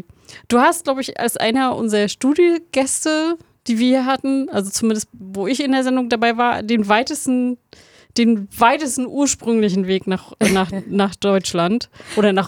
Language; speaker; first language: German; native; German